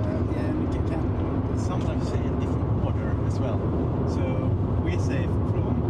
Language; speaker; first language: English; non-native, fluent; Swedish